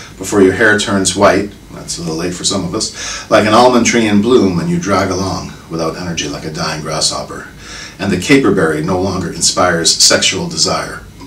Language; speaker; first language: English; native; English